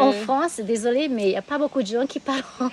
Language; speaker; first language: French; non-native, fluent; Hungarian